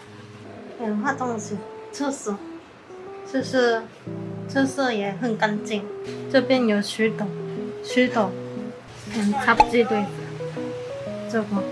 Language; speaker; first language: Chinese; non-native, learner; Korean